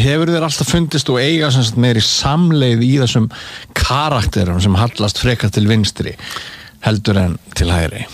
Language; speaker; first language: Icelandic; native; Icelandic